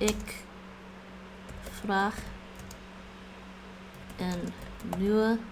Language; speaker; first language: Dutch; non-native, learner; English